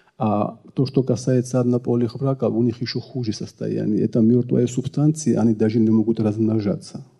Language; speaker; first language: Russian; non-native, local second language; Georgian